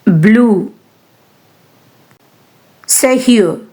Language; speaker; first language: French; non-native, fluent; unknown